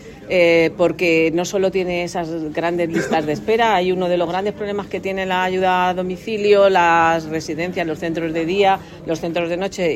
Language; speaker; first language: Spanish; native; Spanish